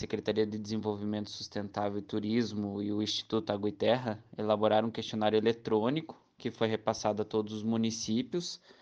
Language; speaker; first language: Portuguese; native; Portuguese